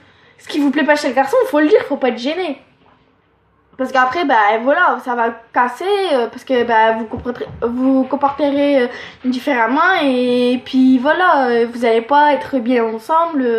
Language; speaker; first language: French; native; French